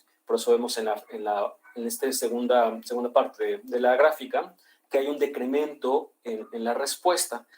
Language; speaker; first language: Spanish; native; Spanish